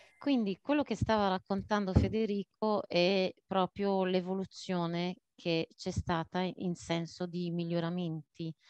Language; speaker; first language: Italian; non-native, fluent; Maltese